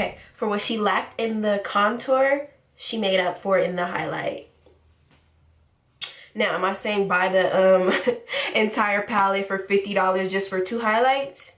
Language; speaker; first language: English; native; English